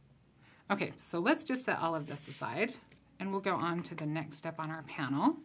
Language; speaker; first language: English; native; English